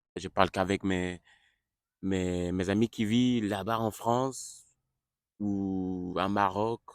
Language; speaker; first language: French; non-native, learner; English